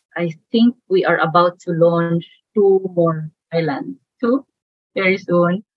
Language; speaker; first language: English; non-native, local second language; Cebuano